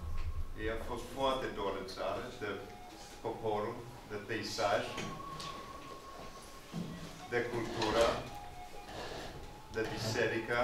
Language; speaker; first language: Romanian; non-native, fluent; English